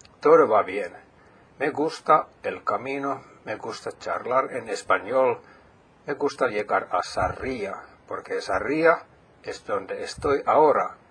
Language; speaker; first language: Spanish; non-native, fluent; Finnish